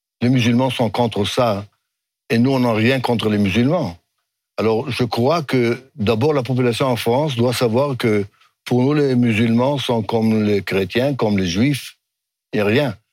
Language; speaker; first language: French; non-native, fluent; Hebrew